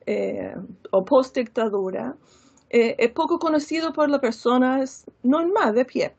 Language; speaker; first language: Spanish; non-native, fluent; English